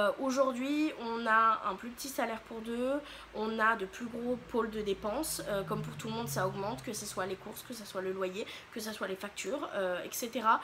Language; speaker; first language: French; native; French